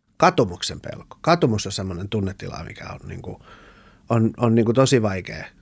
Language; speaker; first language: Finnish; early bilingual, other home language; Persian